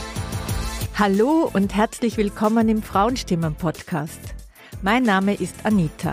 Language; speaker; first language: German; native; German